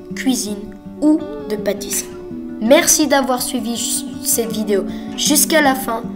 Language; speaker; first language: French; native; French